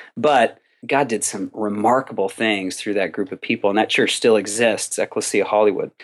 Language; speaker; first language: English; native; English